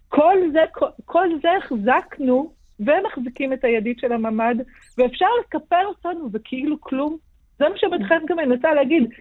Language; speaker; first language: Hebrew; native; Hebrew